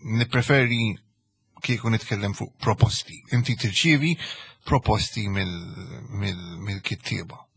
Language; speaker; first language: Maltese; early bilingual, heritage; Maltese